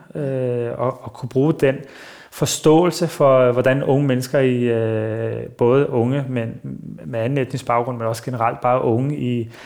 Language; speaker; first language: Danish; early bilingual, other home language; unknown